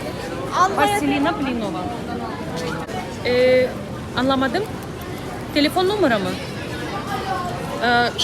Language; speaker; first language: Turkish; non-native, learner; Russian